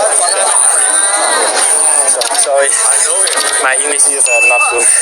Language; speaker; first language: English; non-native, learner; Thai